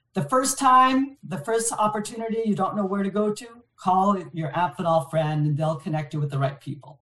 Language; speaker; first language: English; non-native, fluent; French